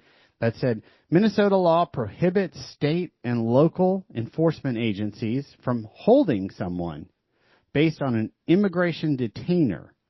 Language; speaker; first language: English; native; English